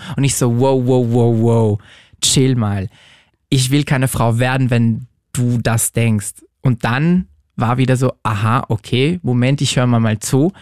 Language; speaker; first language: German; non-native, fluent; French